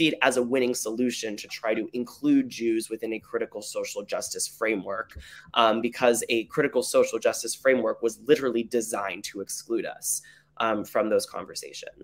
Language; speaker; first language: English; native; English